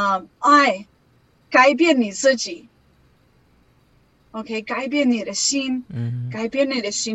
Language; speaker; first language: Chinese; non-native, learner; English